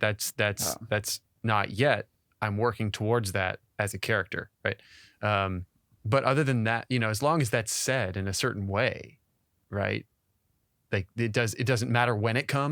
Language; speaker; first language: English; native; English